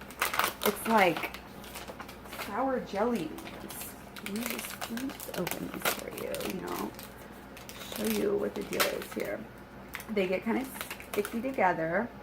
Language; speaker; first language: English; native; English